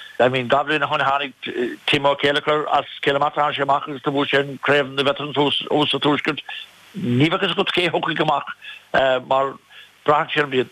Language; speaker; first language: Irish; native; Irish